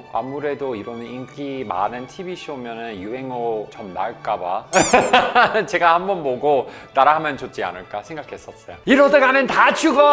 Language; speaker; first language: Korean; non-native, fluent; English